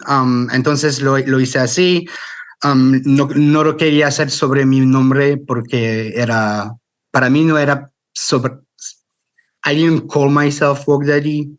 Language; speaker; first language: Spanish; non-native, fluent; French